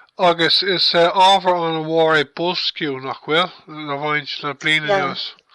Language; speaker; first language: Irish; non-native, local second language; English